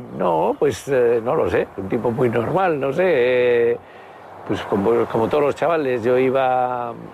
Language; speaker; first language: Spanish; native; Spanish